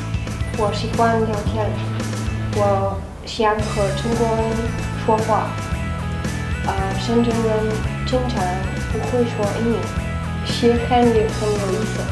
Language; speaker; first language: Chinese; non-native, learner; German